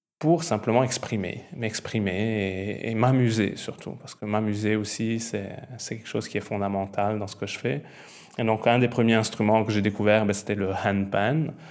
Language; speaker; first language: French; non-native, fluent; Italian